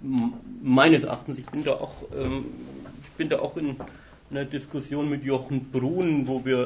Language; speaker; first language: German; native; German